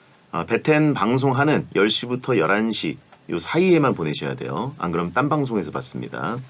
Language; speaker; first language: Korean; native; Korean